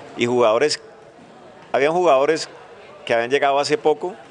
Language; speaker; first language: Spanish; native; Spanish